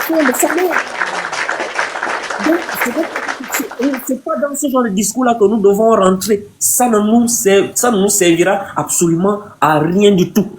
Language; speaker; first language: French; non-native, local second language; Fang